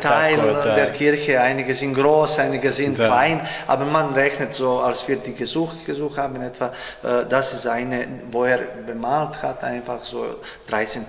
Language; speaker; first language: German; non-native, learner; Serbian